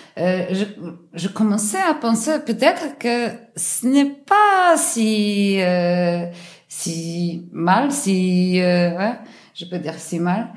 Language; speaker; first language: French; non-native, learner; Polish